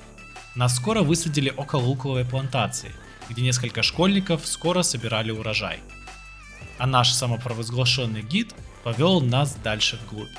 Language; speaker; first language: Russian; native; Russian